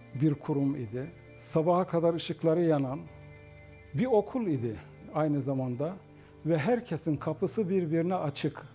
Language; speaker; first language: Turkish; native; Turkish